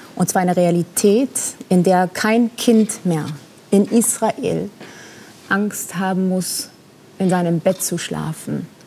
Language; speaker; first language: German; non-native, fluent; Persian